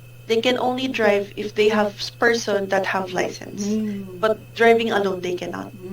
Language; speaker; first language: English; non-native, fluent; Filipino